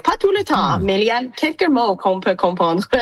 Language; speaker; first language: French; non-native, local second language; English